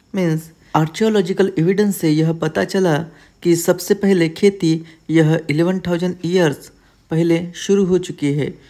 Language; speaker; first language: Hindi; non-native, local second language; Marathi